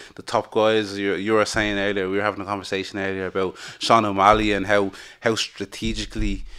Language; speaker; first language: English; native; English